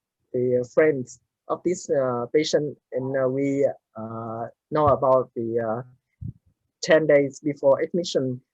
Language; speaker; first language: English; non-native, learner; Vietnamese